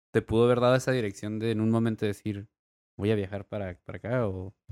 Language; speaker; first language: Spanish; native; Spanish